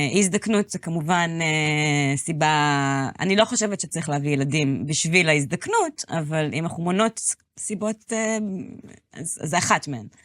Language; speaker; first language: Hebrew; native; Hebrew